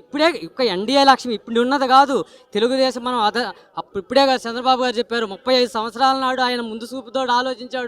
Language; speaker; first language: Telugu; native; Telugu